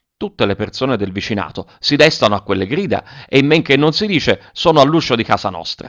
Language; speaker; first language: Italian; native; Italian